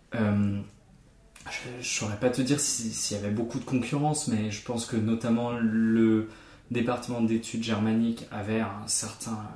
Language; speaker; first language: French; non-native, fluent; German